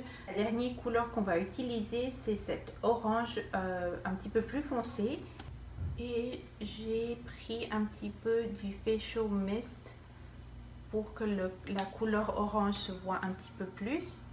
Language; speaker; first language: French; non-native, fluent; Spanish